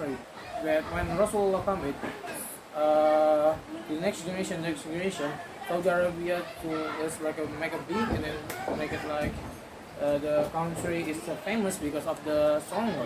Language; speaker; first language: English; non-native, learner; Indonesian